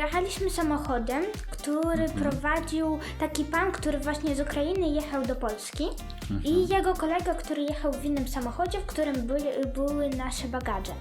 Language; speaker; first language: Polish; early bilingual, other home language; Ukrainian